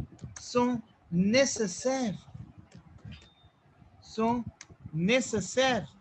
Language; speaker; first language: French; non-native, fluent; Hindi